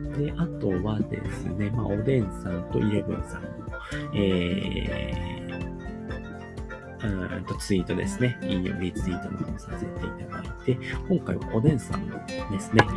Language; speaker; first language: Japanese; native; Japanese